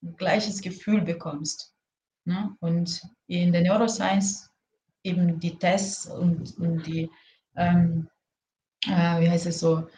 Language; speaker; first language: German; non-native, fluent; Portuguese